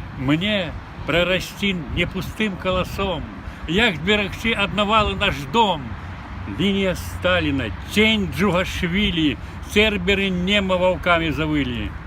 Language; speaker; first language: Belarusian; native; Belarusian